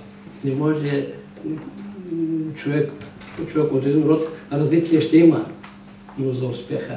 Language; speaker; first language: Bulgarian; non-native, local second language; Turkish